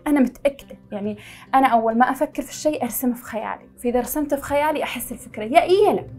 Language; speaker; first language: Arabic; native; Arabic